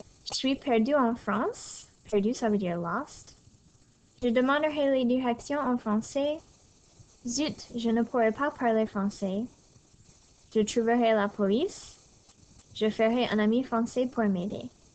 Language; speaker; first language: French; non-native, fluent; English